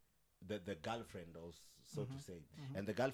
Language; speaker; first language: English; non-native, local second language; Swahili